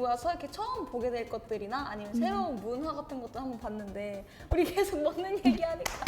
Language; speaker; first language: Korean; native; Korean